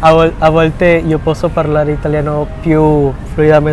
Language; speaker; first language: Italian; non-native, learner; Spanish